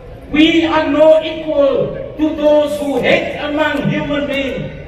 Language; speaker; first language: English; non-native, local second language; Malay